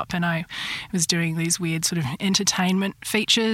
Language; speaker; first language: English; native; English